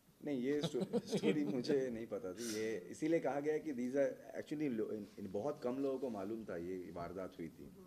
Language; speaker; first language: Hindi; native; Hindi